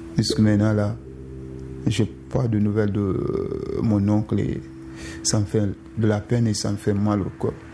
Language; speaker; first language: French; non-native, local second language; Susu